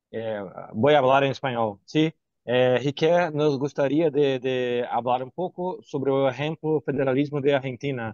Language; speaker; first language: Spanish; non-native, learner; Portuguese